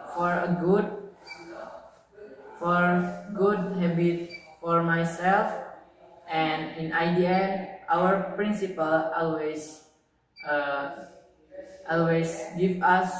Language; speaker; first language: English; non-native, learner; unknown